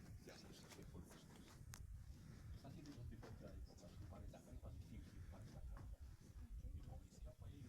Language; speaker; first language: French; non-native, local second language; Arabic